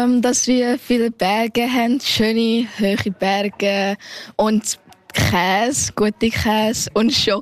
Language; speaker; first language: German; early bilingual, heritage; German